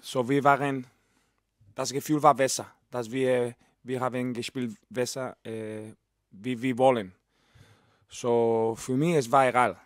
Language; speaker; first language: German; non-native, learner; Spanish